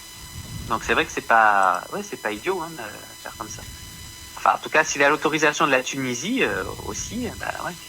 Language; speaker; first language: French; native; French